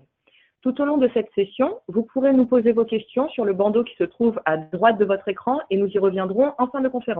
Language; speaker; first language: French; native; French